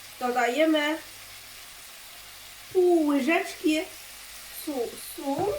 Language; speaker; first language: Polish; non-native, learner; Chinese